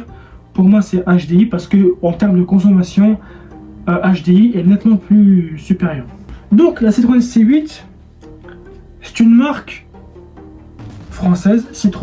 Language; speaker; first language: French; native; French